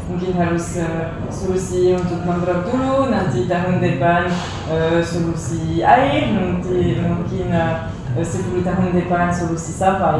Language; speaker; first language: Indonesian; non-native, learner; French